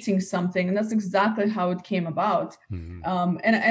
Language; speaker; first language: English; native; English